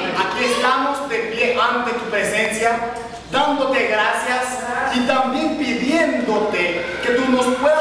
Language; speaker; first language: Spanish; native; Spanish